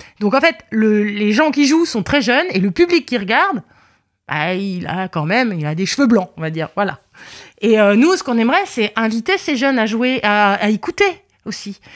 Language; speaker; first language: French; native; French